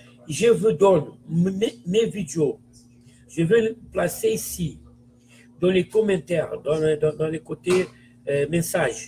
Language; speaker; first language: French; non-native, fluent; Portuguese